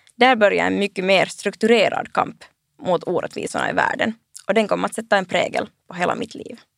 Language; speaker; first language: Swedish; native; Swedish